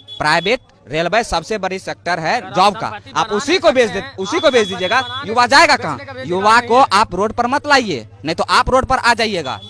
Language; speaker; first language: Hindi; native; Hindi